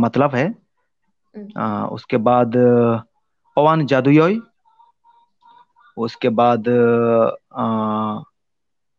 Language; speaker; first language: Hindi; non-native, local second language; Kok Borok